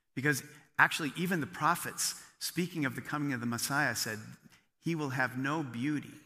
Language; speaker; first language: English; native; English